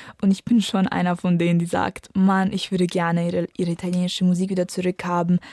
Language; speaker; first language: German; early bilingual, other home language; Italian